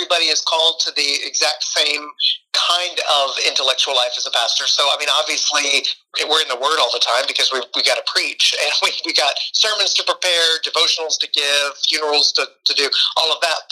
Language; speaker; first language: English; native; English